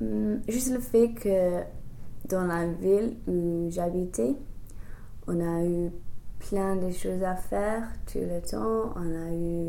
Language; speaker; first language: French; non-native, fluent; English